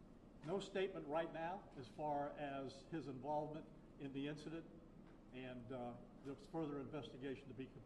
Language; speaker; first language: English; native; English